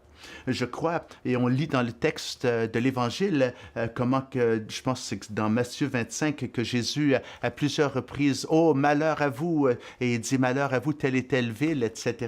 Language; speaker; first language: French; native; French